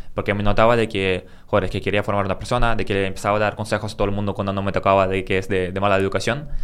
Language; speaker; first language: Spanish; early bilingual, other home language; Russian